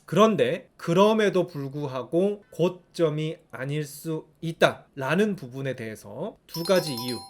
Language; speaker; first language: Korean; native; Korean